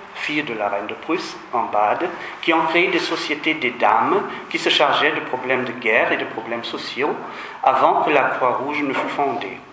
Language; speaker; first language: French; non-native, fluent; German